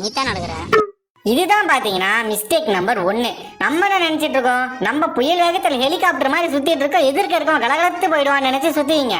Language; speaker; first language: Tamil; native; Tamil